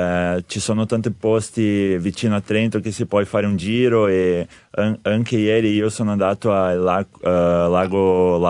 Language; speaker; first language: Italian; non-native, learner; Portuguese